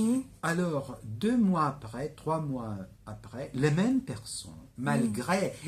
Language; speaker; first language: French; non-native, fluent; Greek